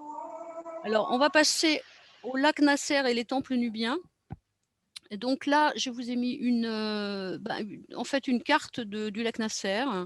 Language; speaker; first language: French; native; French